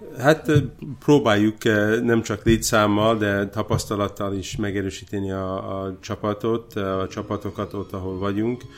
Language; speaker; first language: Hungarian; early bilingual, heritage; Hungarian